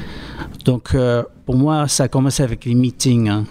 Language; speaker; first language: French; non-native, fluent; English